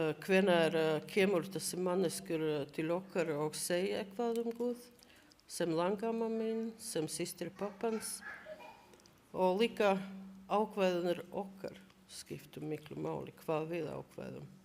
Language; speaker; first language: Icelandic; non-native, learner; Latvian